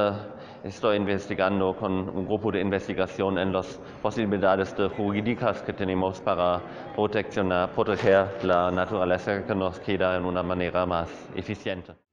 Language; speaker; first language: Spanish; non-native, fluent; German